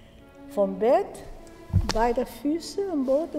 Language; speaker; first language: German; non-native, fluent; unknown